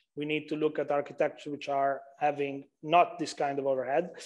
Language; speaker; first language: English; non-native, fluent; Italian